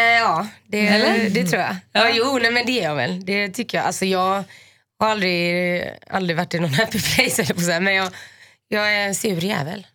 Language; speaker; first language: Swedish; native; Swedish